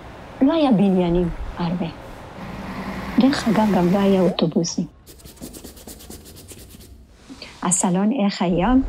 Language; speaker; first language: Hebrew; non-native, fluent; Persian